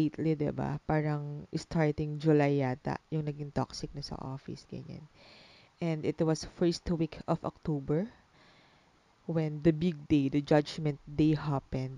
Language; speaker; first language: English; non-native, local second language; Filipino